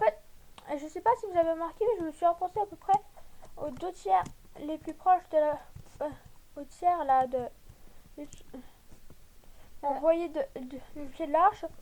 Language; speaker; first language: French; native; French